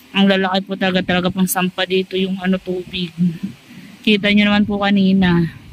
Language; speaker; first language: Filipino; native; Filipino